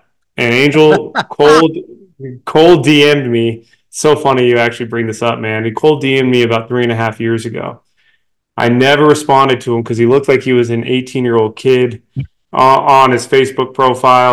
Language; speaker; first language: English; native; English